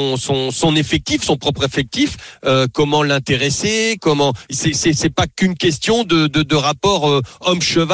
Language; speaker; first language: French; native; French